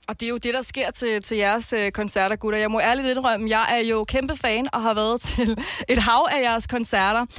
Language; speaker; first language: Danish; native; Danish